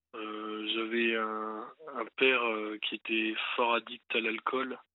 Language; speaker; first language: French; native; French